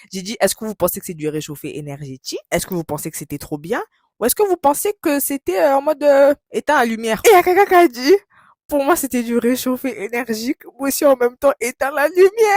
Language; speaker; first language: French; native; French